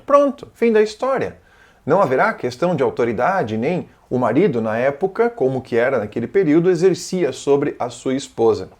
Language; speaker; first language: Portuguese; native; Portuguese